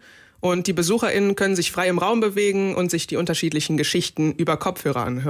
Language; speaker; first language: German; native; German